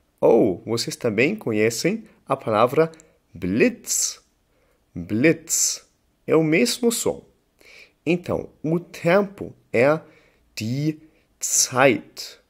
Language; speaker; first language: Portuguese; non-native, fluent; German